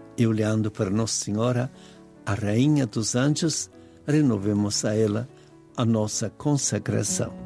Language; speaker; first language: Portuguese; non-native, fluent; Italian